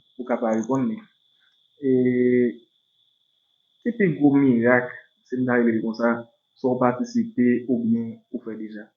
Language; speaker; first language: Haitian Creole; native; Haitian Creole